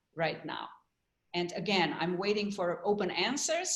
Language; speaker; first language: English; non-native, fluent; Slovenian